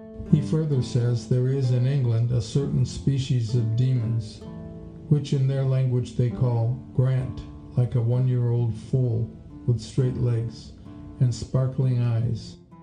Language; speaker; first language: English; native; English